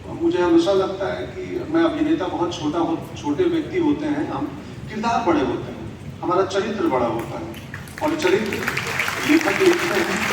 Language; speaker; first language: Hindi; native; Hindi